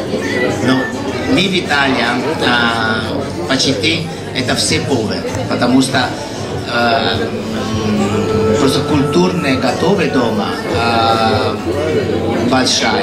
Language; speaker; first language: Russian; non-native, learner; Italian